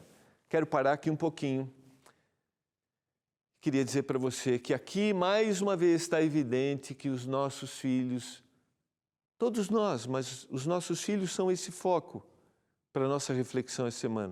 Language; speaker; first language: Portuguese; native; Portuguese